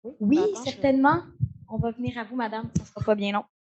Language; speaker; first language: French; native; French